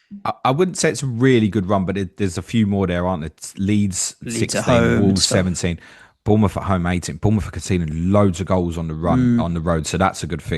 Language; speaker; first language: English; native; English